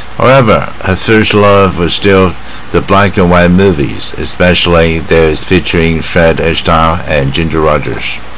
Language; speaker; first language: English; non-native, fluent; Chinese